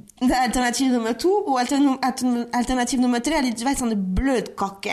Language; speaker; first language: Norwegian; non-native, fluent; French